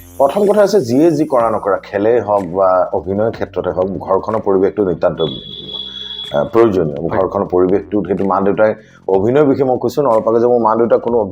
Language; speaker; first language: Assamese; native; Assamese